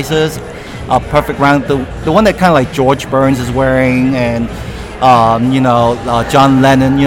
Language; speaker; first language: English; non-native, local second language; Cantonese